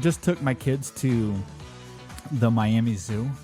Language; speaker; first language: English; native; English